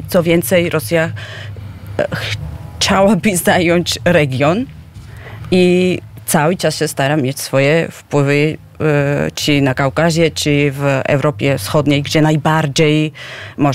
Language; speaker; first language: Polish; non-native, fluent; Georgian